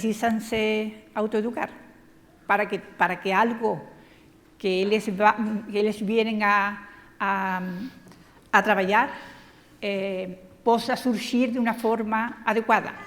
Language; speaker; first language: Portuguese; non-native, fluent; Spanish